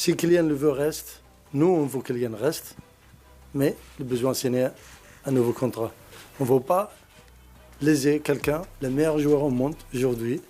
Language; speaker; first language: French; non-native, fluent; Arabic